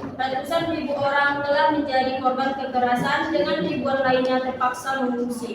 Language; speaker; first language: Indonesian; native; Indonesian